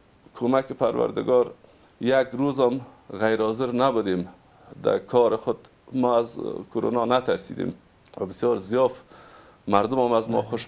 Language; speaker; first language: Persian; native; Persian